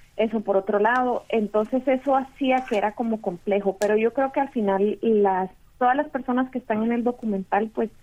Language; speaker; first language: Spanish; native; Spanish